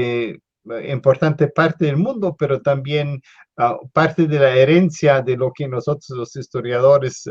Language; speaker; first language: Spanish; non-native, fluent; English